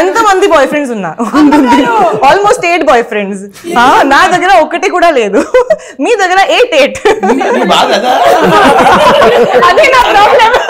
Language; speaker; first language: Telugu; non-native, learner; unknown